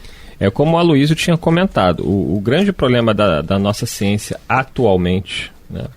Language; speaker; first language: Portuguese; native; Portuguese